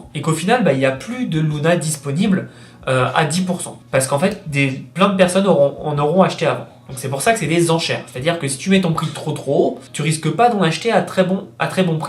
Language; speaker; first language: French; native; French